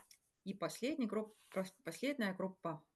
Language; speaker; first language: Russian; non-native, fluent; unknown